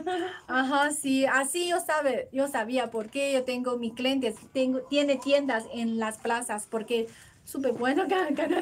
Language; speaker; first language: Spanish; non-native, learner; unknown